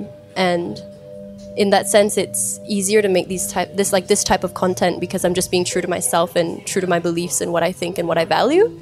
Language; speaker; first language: English; native; English